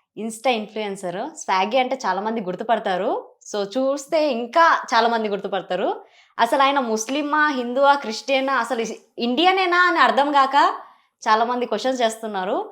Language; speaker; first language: Telugu; native; Telugu